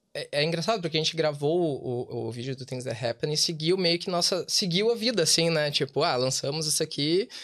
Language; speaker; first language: Portuguese; native; Portuguese